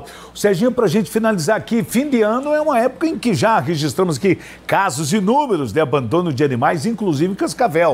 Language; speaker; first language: Portuguese; native; Portuguese